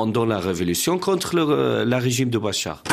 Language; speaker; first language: French; non-native, learner; Arabic